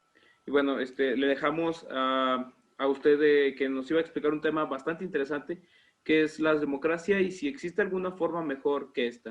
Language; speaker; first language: Spanish; native; Spanish